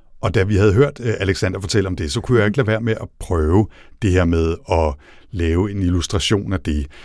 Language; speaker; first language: Danish; native; Danish